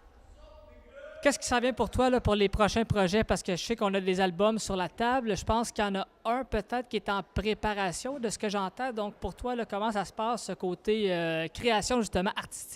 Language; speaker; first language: French; native; French